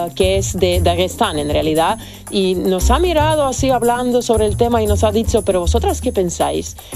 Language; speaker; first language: Spanish; non-native, fluent; Serbian